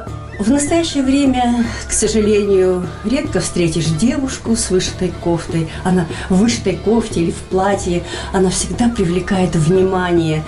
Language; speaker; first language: Russian; native; Russian